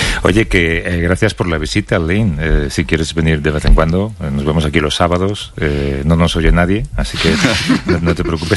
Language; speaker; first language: Spanish; native; Spanish